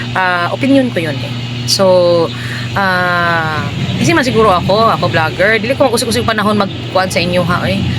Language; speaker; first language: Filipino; non-native, local second language; Cebuano